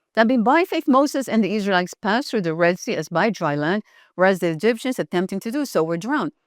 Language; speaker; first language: English; non-native, local second language; Filipino